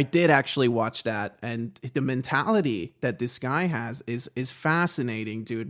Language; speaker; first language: English; native; English